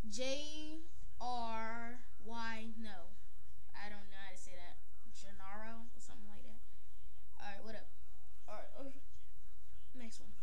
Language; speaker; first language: English; native; English